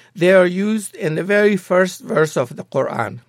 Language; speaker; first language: English; non-native, fluent; Persian